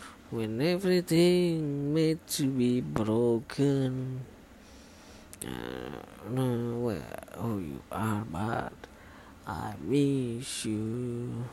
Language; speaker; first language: English; non-native, learner; Indonesian